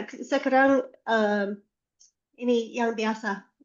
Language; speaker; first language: Indonesian; non-native, learner; English